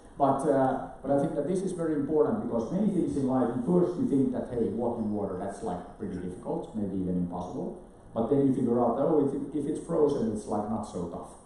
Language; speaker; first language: English; non-native, fluent; Finnish